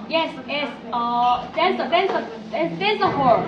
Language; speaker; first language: English; non-native, learner; Korean